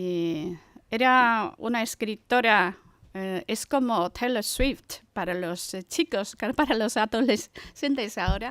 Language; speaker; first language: Spanish; non-native, fluent; Chinese